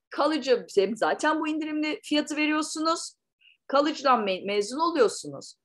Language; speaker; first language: Turkish; native; Turkish